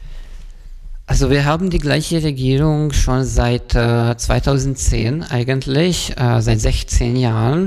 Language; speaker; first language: German; non-native, fluent; Hungarian